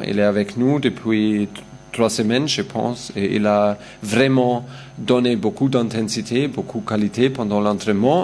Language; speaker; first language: French; non-native, learner; German